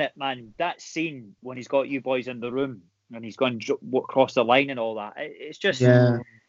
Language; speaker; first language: English; native; English